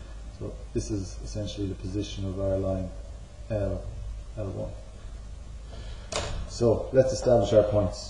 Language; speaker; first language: English; native; English